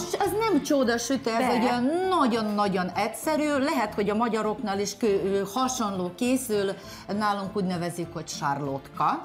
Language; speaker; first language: Hungarian; non-native, fluent; Russian